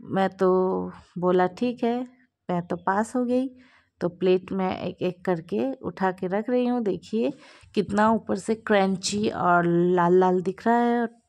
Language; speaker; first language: Hindi; non-native, local second language; Bangla